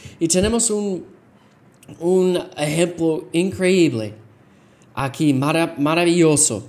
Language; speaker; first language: Spanish; non-native, fluent; English